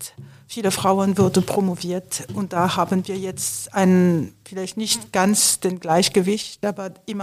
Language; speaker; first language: German; non-native, fluent; French